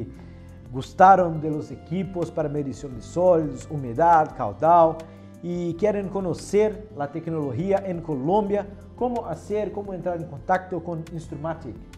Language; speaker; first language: Spanish; non-native, fluent; Portuguese